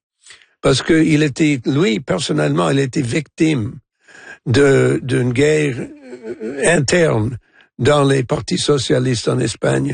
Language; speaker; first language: French; non-native, local second language; English